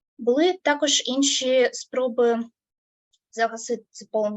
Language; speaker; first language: Ukrainian; native; Ukrainian